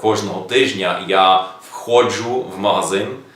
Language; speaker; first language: Ukrainian; non-native, fluent; English